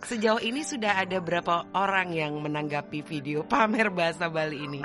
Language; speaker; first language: Indonesian; native; Indonesian